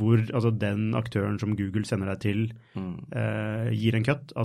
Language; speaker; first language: Norwegian; native; Norwegian